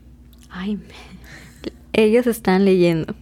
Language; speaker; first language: Spanish; native; Spanish